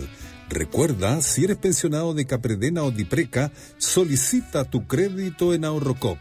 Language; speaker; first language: Spanish; native; Spanish